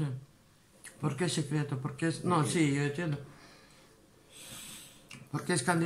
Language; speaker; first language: Spanish; non-native, learner; Russian